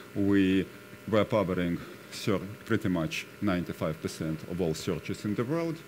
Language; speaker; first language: English; non-native, fluent; Russian